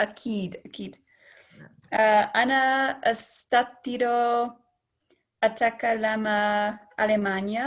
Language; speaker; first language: Arabic; non-native, learner; English